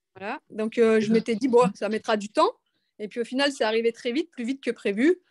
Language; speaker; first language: French; native; French